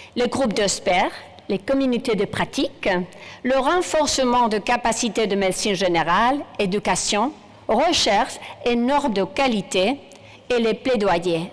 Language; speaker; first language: French; non-native, fluent; Spanish